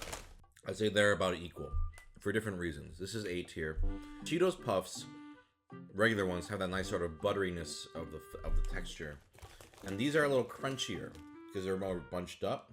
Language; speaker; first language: English; native; English